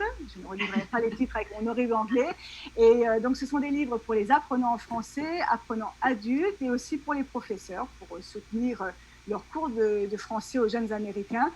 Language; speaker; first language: French; native; French